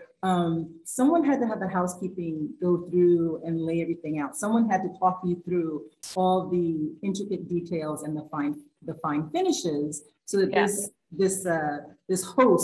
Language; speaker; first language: English; native; English